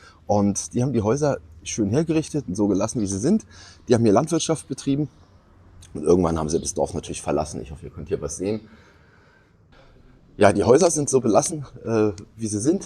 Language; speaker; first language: German; native; German